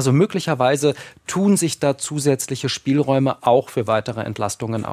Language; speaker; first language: German; native; German